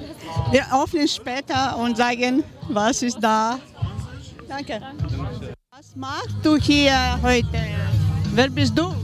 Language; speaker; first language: German; non-native, fluent; Ukrainian